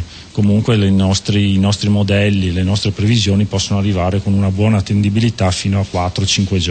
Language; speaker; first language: Italian; native; Italian